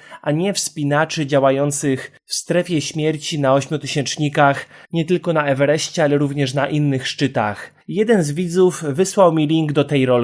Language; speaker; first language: Polish; native; Polish